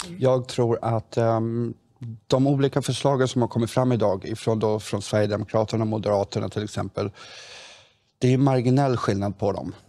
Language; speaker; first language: Swedish; native; Swedish